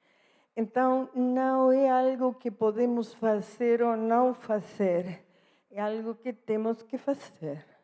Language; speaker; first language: Portuguese; non-native, fluent; Spanish